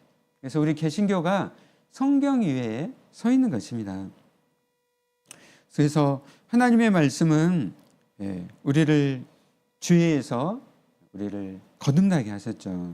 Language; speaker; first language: Korean; native; Korean